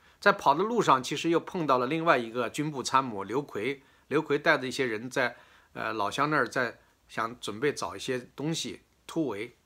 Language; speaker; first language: Chinese; native; Chinese